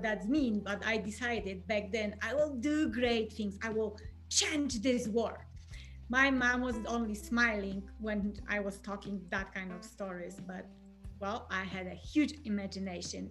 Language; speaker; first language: English; non-native, fluent; Polish